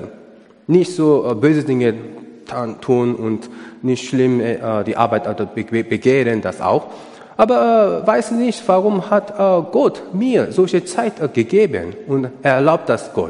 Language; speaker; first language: German; non-native, learner; Korean